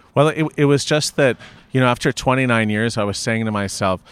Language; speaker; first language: English; native; English